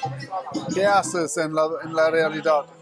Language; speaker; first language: Spanish; non-native, learner; German